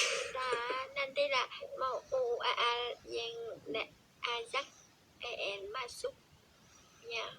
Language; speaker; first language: Indonesian; non-native, learner; Vietnamese